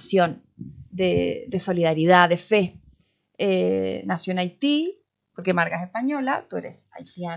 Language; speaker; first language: Spanish; native; Spanish